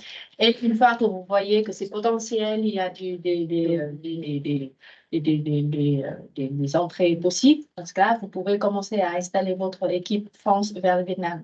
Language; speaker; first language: French; non-native, fluent; Vietnamese